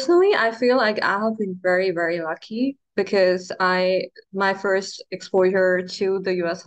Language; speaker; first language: English; non-native, local second language; Urdu